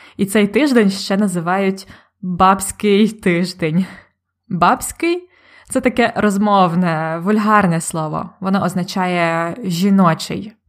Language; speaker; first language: Ukrainian; native; Ukrainian